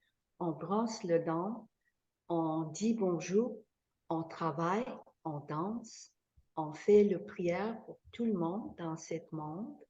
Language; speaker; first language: French; non-native, fluent; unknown